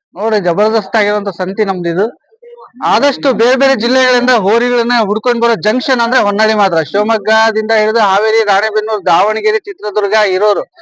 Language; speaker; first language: Kannada; native; Kannada